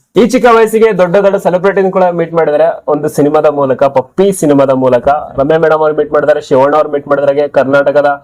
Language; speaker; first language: Kannada; native; Kannada